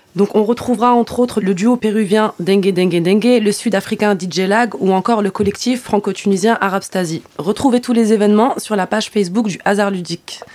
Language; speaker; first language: French; native; French